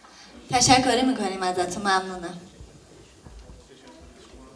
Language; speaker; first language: Turkish; non-native, learner; Persian